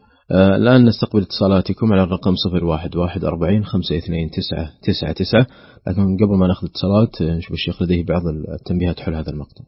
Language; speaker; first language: Arabic; native; Arabic